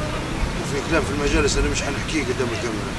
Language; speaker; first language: Arabic; native; Arabic